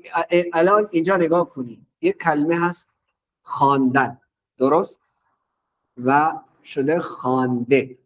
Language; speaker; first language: Persian; non-native, fluent; Urdu